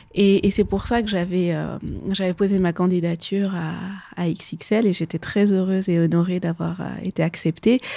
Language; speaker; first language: French; early bilingual, other home language; Persian